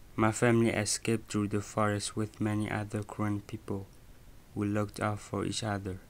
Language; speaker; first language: English; early bilingual, other home language; Burmese